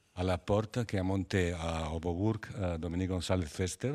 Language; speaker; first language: French; non-native, learner; Spanish